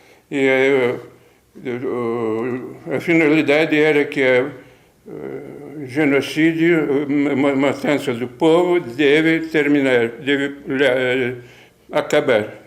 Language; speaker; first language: Portuguese; non-native, fluent; Lithuanian